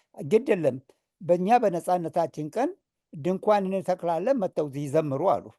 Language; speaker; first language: Amharic; non-native, local second language; Oromo